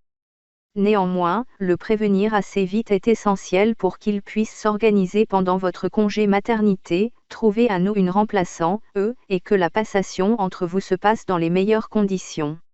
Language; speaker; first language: French; native; French